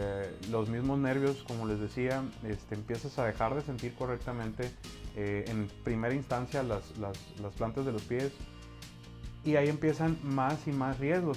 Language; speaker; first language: Spanish; native; Spanish